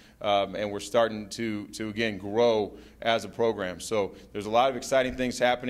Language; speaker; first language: English; native; English